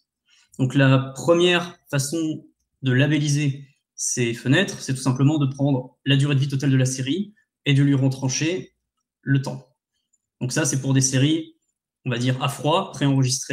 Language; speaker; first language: French; native; French